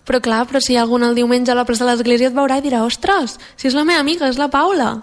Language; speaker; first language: Catalan; native; Catalan